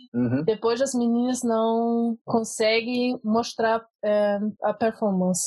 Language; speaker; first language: Portuguese; early bilingual, heritage; Portuguese